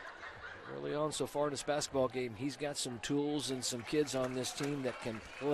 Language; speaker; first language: English; native; English